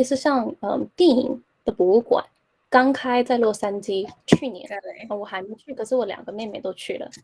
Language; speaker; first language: Chinese; early bilingual, heritage; Chinese